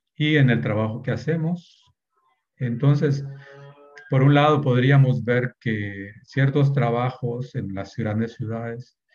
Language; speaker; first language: Spanish; native; Spanish